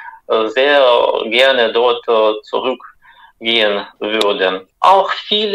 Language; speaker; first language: German; non-native, fluent; Russian